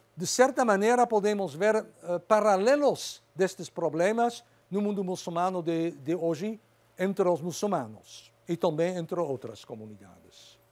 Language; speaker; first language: Portuguese; non-native, fluent; Dutch